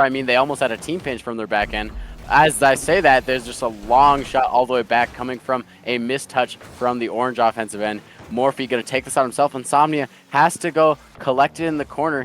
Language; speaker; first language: English; native; English